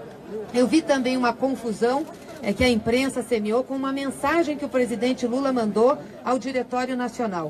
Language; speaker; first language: Portuguese; native; Portuguese